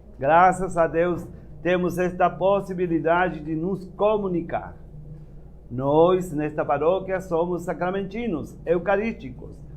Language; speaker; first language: Portuguese; non-native, fluent; Spanish